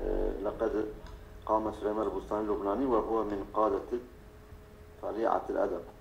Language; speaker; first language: Arabic; non-native, learner; Turkish